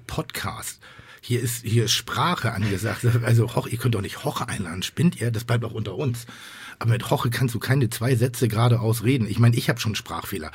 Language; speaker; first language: German; native; German